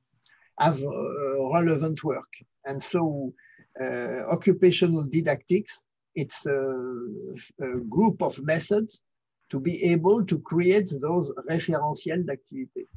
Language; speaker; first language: English; non-native, fluent; French